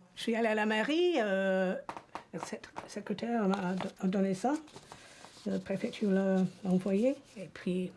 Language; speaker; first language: French; non-native, fluent; English